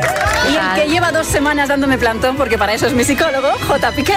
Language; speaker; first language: Spanish; native; Spanish